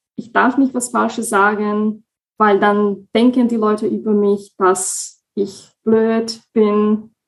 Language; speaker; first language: German; non-native, fluent; Slovak